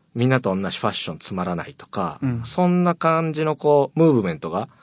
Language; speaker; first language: Japanese; native; Japanese